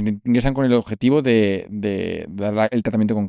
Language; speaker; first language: Spanish; native; Spanish